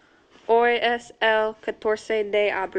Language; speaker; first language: Spanish; non-native, learner; English